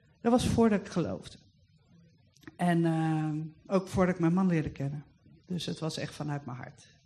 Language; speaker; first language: Dutch; native; Dutch